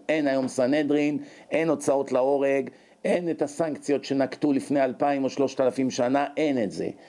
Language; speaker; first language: Hebrew; native; Hebrew